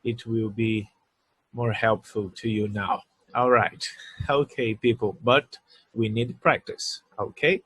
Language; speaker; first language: English; non-native, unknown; Portuguese